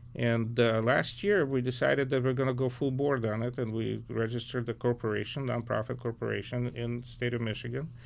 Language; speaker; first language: English; early bilingual, other home language; Ukrainian